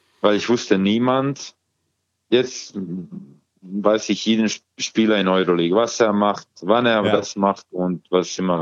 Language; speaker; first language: German; non-native, learner; Croatian